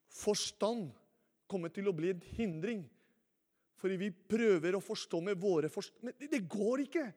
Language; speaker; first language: Norwegian; non-native, fluent; Spanish